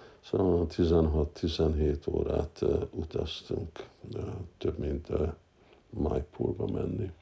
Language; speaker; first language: Hungarian; early bilingual, heritage; Hungarian